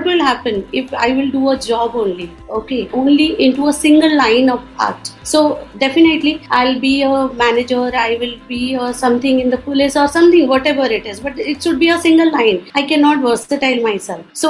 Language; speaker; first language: English; non-native, local second language; Odia